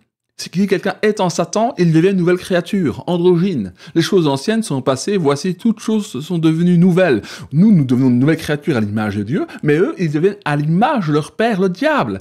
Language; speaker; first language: French; native; French